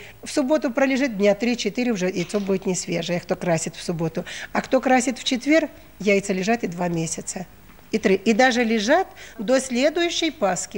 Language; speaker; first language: Russian; native; Russian